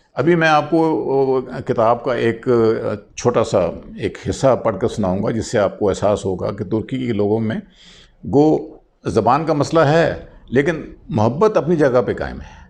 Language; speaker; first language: Urdu; non-native, local second language; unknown